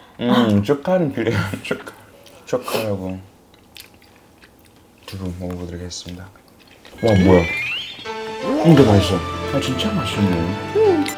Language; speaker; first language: Korean; non-native, fluent; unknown